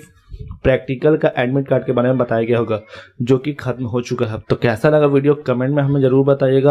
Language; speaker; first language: Hindi; native; Hindi